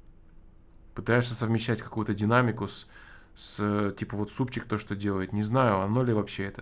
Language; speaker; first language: Russian; native; Russian